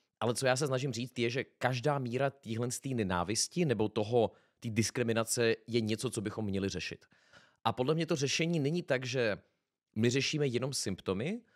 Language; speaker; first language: Czech; native; Czech